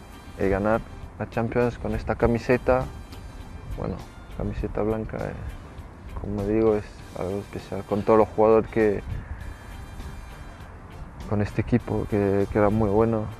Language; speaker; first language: Spanish; non-native, fluent; French